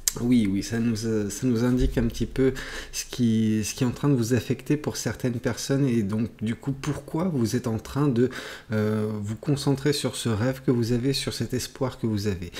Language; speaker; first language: French; native; French